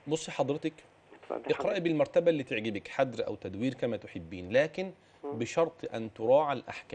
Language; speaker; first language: Arabic; native; Arabic